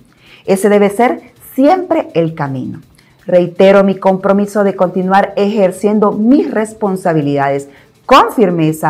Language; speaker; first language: Spanish; native; Spanish